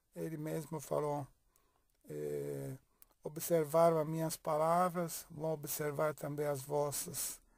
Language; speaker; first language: Portuguese; non-native, fluent; Italian